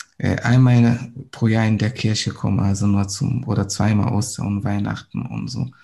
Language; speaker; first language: German; non-native, fluent; Swahili